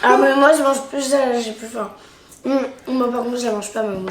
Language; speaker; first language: French; native; French